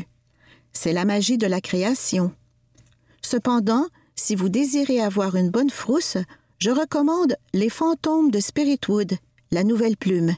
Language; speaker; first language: French; native; French